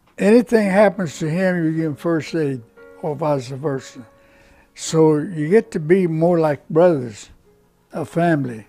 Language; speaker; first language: English; non-native, local second language; Spanish